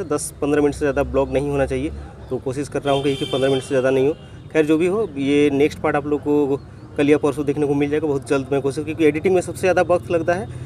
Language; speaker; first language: Hindi; non-native, local second language; Bangla